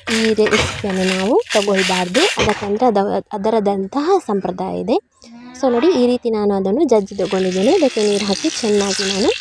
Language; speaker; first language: Kannada; non-native, local second language; Tulu